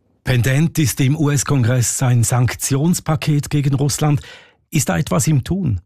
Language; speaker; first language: German; native; German